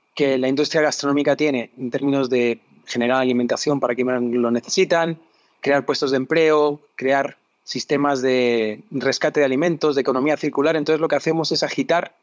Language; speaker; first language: Spanish; native; Spanish